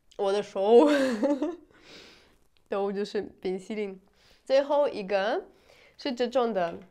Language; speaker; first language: Chinese; non-native, fluent; Russian